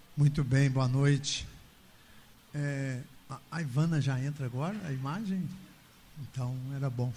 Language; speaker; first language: Portuguese; native; Portuguese